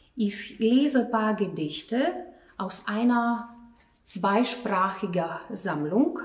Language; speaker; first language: German; non-native, fluent; Lithuanian